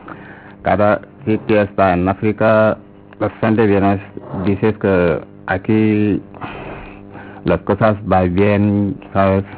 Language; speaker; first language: Spanish; non-native, learner; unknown